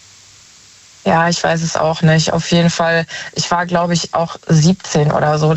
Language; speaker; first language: German; native; German